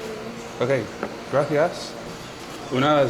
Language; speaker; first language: Spanish; non-native, learner; English